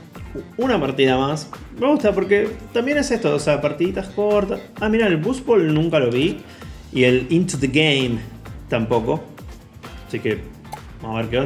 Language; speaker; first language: Spanish; native; Spanish